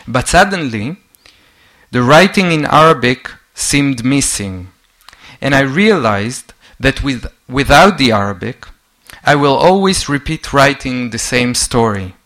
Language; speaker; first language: English; non-native, fluent; Hebrew